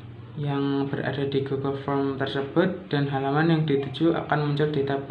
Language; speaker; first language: Indonesian; native; Indonesian